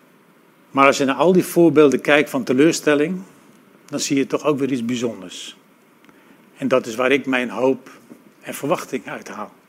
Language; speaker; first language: Dutch; native; Dutch